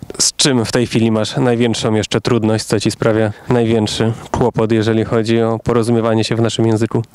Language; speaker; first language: Polish; native; Polish